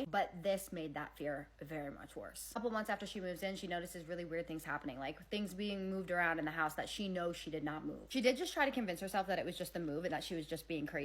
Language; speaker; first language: English; native; English